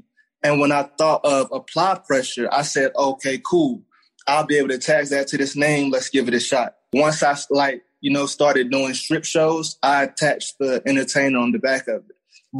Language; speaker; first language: English; native; English